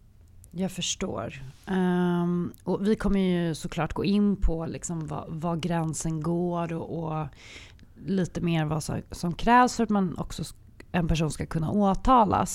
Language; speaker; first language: Swedish; native; Swedish